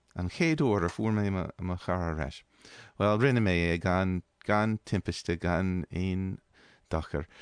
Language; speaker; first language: Irish; non-native, fluent; English